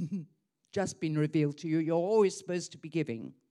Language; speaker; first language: English; native; English